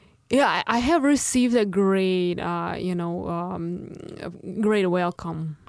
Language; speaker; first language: English; non-native, fluent; Russian